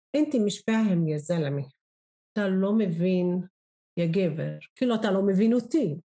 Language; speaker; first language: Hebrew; non-native, local second language; Arabic